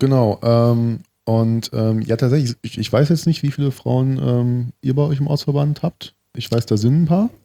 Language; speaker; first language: German; native; German